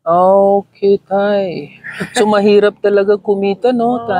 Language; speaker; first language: Filipino; non-native, learner; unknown